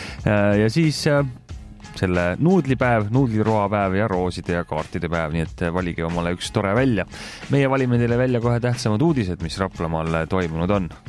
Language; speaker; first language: Estonian; native; Estonian